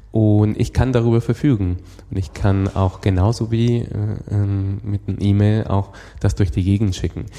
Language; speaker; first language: German; non-native, fluent; Spanish